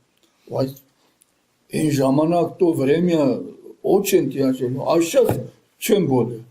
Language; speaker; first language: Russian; non-native, local second language; Armenian